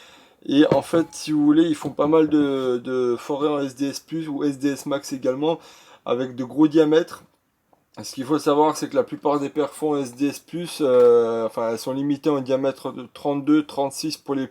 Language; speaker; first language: French; native; French